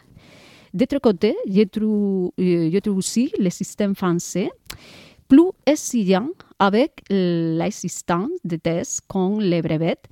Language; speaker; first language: French; non-native, learner; Spanish